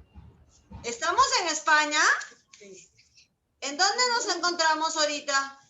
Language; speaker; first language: Spanish; native; Spanish